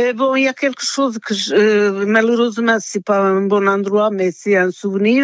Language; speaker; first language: French; non-native, fluent; Portuguese